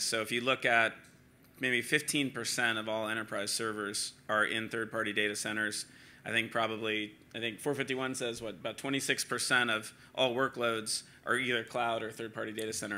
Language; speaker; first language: English; native; English